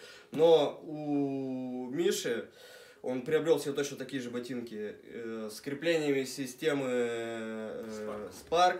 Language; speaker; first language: Russian; native; Russian